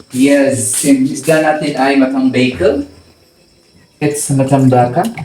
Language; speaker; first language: Filipino; non-native, local second language; Cebuano